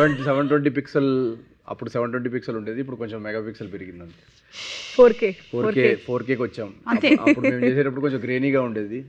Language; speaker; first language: Telugu; native; Telugu